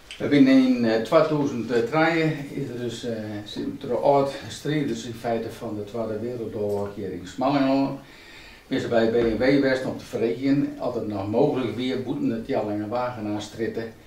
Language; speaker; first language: Dutch; non-native, local second language; Western Frisian